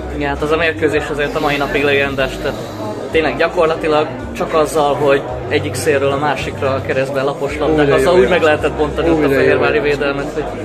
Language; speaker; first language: Hungarian; native; Hungarian